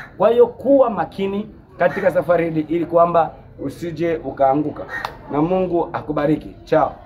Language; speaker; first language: Swahili; native; Swahili